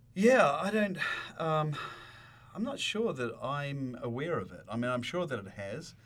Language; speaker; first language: English; native; English